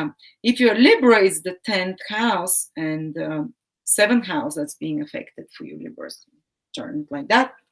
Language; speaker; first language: English; non-native, fluent; Bulgarian